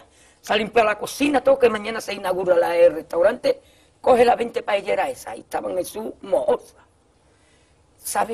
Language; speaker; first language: Spanish; native; Spanish